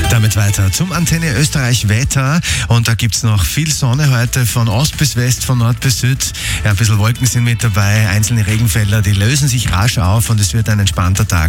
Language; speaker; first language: German; native; German